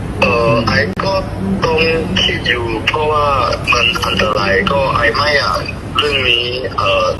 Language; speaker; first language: Thai; non-native, learner; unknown